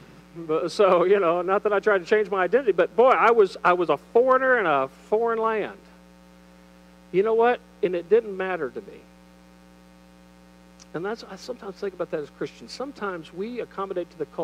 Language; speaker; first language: English; native; English